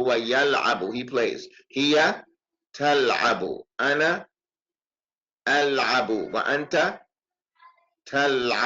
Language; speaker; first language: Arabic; non-native, fluent; English